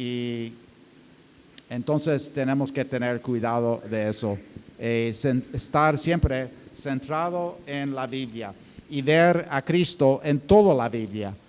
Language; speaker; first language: Spanish; non-native, fluent; English